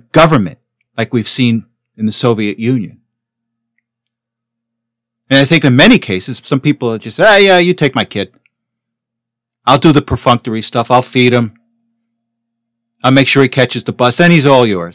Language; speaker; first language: English; native; English